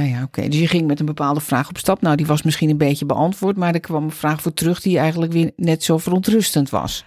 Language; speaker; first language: Dutch; native; Dutch